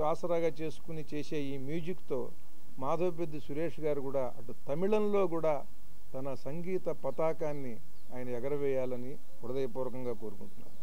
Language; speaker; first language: Telugu; native; Telugu